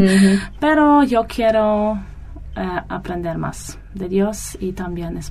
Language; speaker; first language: Spanish; non-native, learner; German